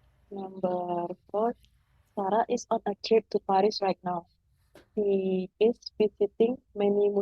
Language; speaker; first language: English; non-native, learner; Indonesian